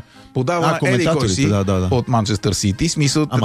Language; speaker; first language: Bulgarian; native; Bulgarian